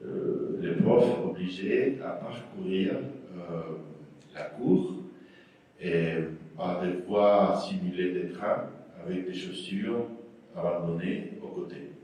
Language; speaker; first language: French; non-native, fluent; Spanish